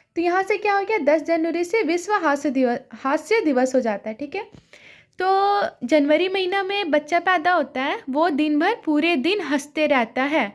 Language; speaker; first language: Hindi; native; Hindi